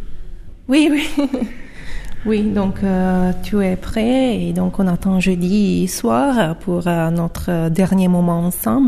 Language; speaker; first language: French; non-native, fluent; Italian